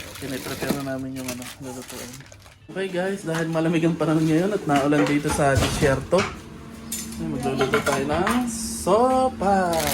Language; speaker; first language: Filipino; native; Filipino